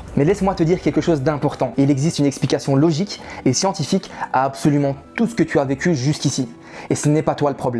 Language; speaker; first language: French; native; French